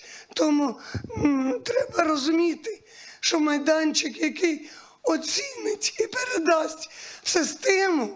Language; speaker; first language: Ukrainian; native; Ukrainian